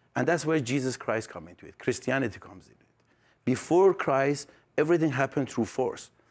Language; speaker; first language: English; non-native, fluent; Persian